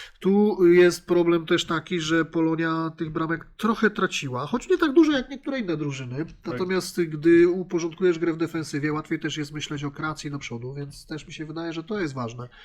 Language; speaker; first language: Polish; native; Polish